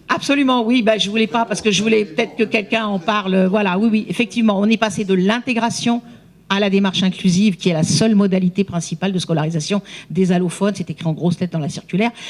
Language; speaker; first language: French; native; French